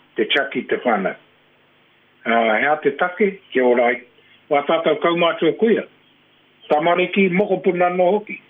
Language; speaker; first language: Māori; non-native, local second language; English